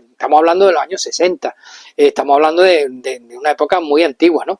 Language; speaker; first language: Spanish; native; Spanish